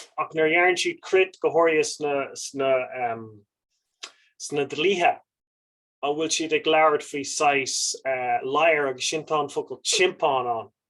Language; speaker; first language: Irish; non-native, local second language; English